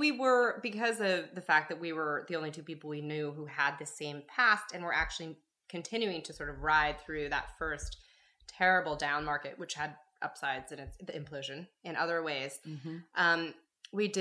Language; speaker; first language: English; native; English